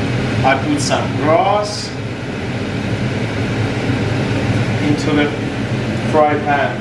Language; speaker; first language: English; non-native, learner; Ukrainian